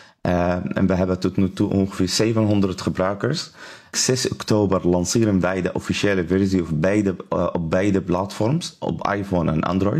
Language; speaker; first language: Dutch; non-native, learner; Arabic